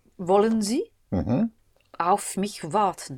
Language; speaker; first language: German; non-native, learner; English